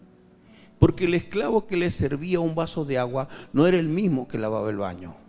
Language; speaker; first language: Spanish; native; Spanish